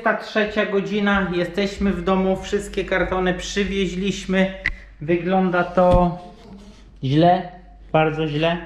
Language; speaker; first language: Polish; native; Polish